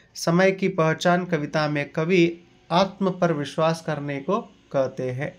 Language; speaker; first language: Hindi; non-native, local second language; Kannada